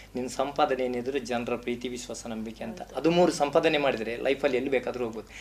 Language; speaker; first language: Kannada; non-native, local second language; Tulu